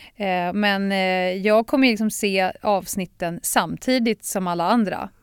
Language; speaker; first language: Swedish; native; Swedish